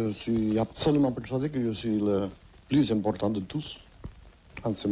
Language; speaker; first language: French; non-native, fluent; Catalan